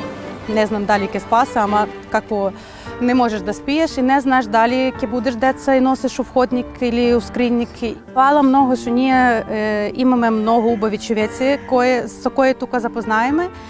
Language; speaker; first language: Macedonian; non-native, learner; Ukrainian